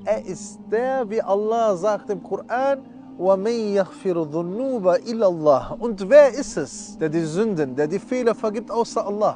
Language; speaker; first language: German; early bilingual, other home language; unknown